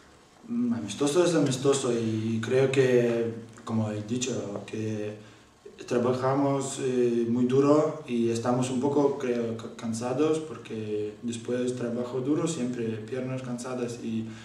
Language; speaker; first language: Spanish; non-native, learner; Lithuanian